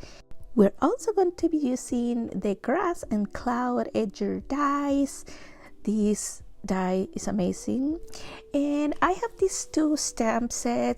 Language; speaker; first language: English; non-native, fluent; Spanish